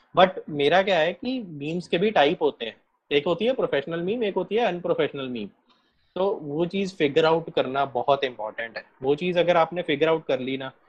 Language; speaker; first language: Hindi; native; Hindi